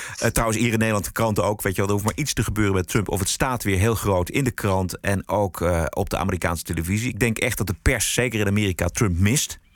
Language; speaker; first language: Dutch; native; Dutch